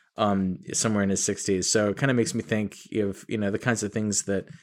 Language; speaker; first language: English; native; English